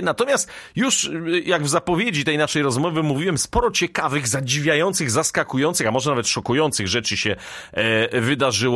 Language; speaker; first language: Polish; native; Polish